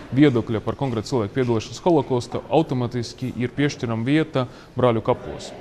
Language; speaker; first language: Latvian; non-native, local second language; Russian